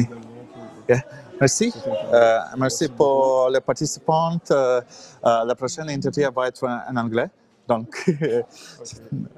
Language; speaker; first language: French; non-native, learner; English